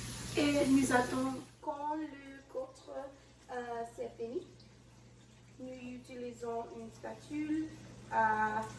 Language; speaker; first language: French; non-native, learner; English